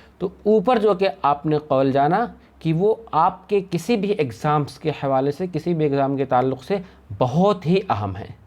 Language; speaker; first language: Urdu; native; Urdu